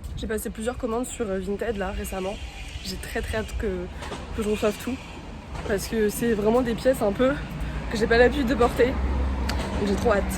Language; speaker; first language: French; native; French